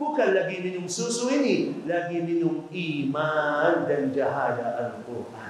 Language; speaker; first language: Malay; non-native, fluent; Arabic